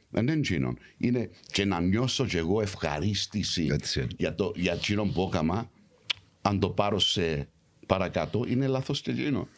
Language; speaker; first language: Greek; early bilingual, heritage; Greek